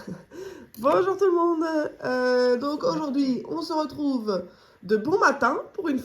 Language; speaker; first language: French; native; French